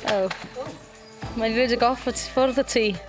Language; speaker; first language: Welsh; native; Welsh